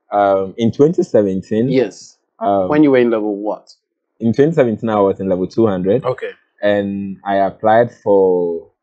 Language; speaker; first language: English; non-native, local second language; Akan